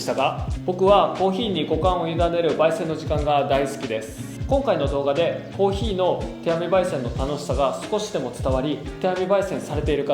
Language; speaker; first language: Japanese; native; Japanese